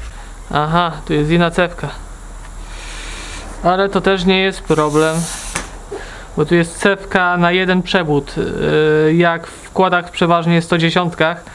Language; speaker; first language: Polish; native; Polish